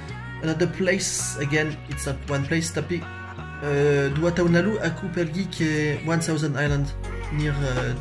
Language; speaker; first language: English; non-native, learner; French